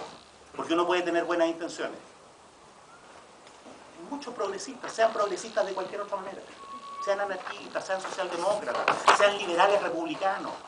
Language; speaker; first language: Spanish; native; Spanish